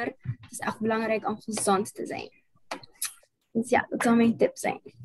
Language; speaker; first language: Dutch; non-native, local second language; Papiamento